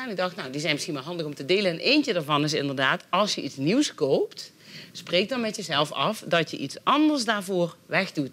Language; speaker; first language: Dutch; native; Dutch